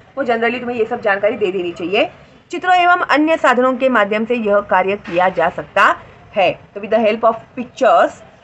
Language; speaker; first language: Hindi; non-native, local second language; Marathi